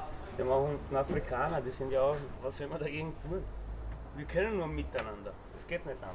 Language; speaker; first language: German; non-native, fluent; Bosnian